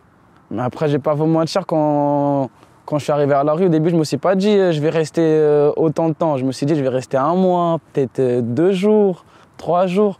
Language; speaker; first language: French; early bilingual, other home language; Portuguese